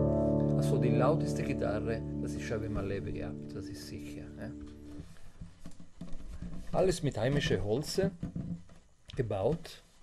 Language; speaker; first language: German; non-native, fluent; Italian